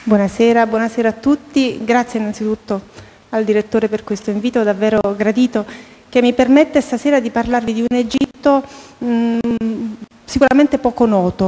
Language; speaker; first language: Italian; native; Italian